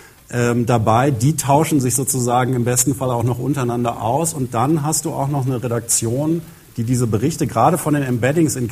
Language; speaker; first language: German; native; German